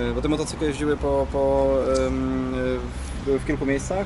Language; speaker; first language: Polish; native; Polish